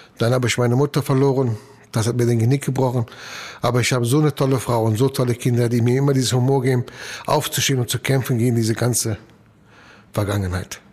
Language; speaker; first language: German; early bilingual, other home language; Italian